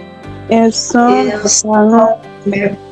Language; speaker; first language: French; non-native, learner; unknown